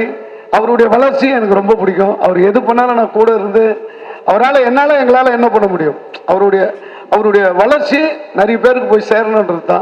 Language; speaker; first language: Tamil; native; Tamil